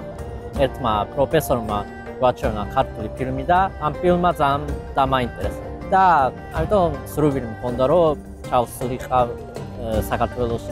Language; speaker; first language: Georgian; non-native, fluent; Japanese